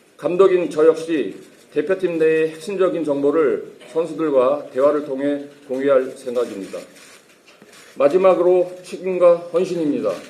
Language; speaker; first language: Korean; native; Korean